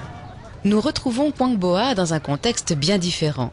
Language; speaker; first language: French; native; French